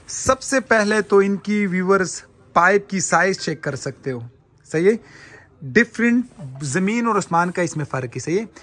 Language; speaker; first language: Urdu; non-native, local second language; Pashto